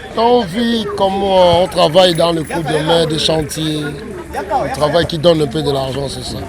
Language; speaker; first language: French; non-native, local second language; Lingala